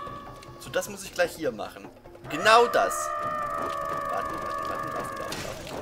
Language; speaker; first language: German; native; German